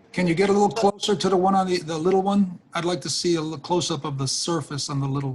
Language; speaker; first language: English; native; English